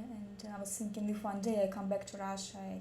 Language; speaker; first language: English; non-native, learner; Russian